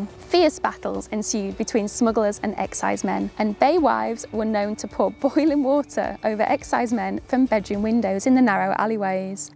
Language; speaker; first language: English; native; English